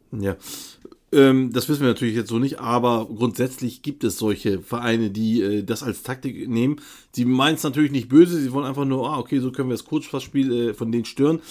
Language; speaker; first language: German; early bilingual, other home language; Turkish